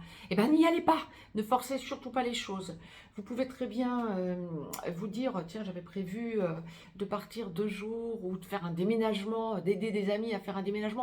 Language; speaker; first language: French; native; French